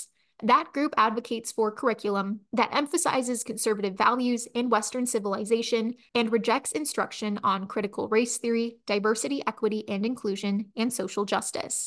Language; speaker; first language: English; native; English